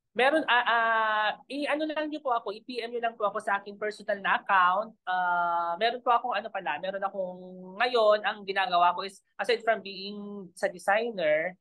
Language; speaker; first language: Filipino; non-native, local second language; Iloko